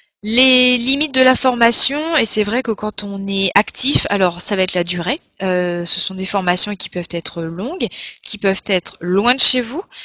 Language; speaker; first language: French; native; French